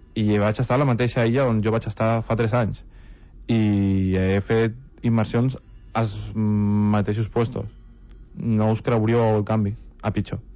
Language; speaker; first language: Catalan; non-native, local second language; Spanish